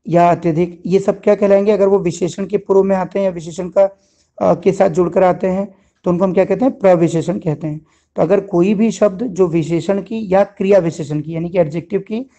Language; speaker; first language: Hindi; native; Hindi